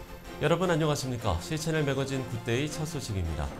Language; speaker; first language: Korean; native; Korean